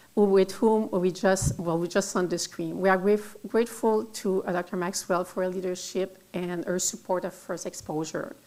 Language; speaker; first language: English; non-native, fluent; French